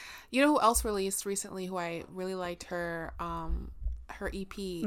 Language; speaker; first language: English; early bilingual, other home language; Spanish